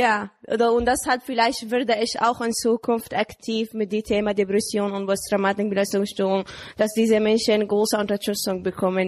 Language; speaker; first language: German; non-native, learner; Arabic